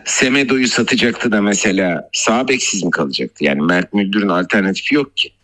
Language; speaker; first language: Turkish; native; Turkish